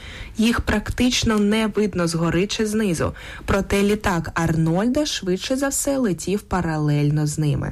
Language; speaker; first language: Ukrainian; native; Ukrainian